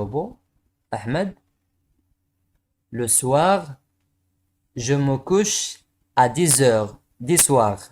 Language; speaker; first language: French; non-native, local second language; Arabic